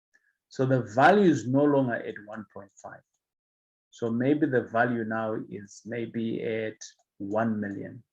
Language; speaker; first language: English; non-native, local second language; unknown